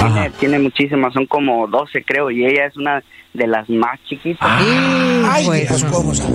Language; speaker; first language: Spanish; early bilingual, heritage; Spanish